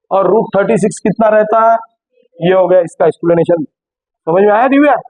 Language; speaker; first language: Hindi; non-native, local second language; Marathi